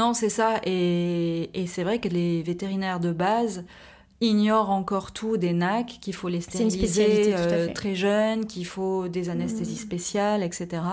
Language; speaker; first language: French; native; French